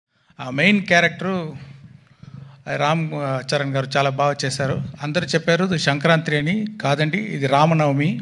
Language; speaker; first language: Telugu; non-native, local second language; Tamil